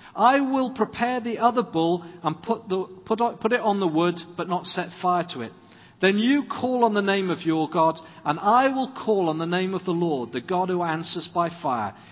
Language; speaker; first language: English; native; English